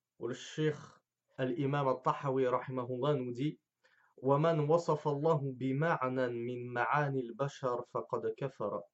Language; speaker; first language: Arabic; non-native, fluent; French